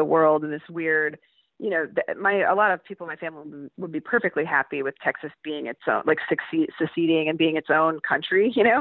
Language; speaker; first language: English; native; English